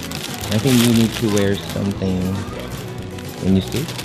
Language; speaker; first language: English; non-native, learner; Korean